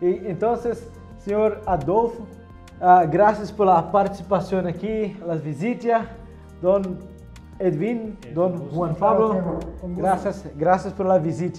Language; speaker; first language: Spanish; non-native, fluent; Portuguese